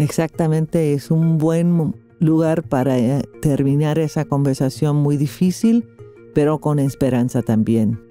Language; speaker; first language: Spanish; non-native, fluent; English